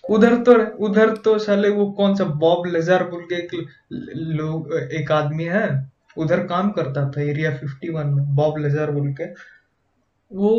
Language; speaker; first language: Hindi; native; Hindi